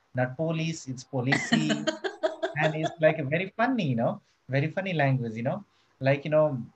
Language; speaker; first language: English; non-native, local second language; Nepali